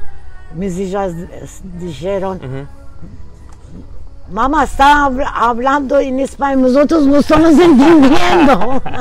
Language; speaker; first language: Spanish; early bilingual, heritage; Turkish